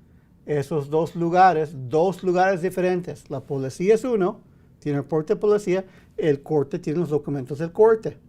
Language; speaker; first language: Spanish; early bilingual, heritage; English